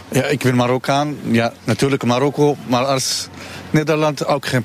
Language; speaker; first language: Dutch; non-native, learner; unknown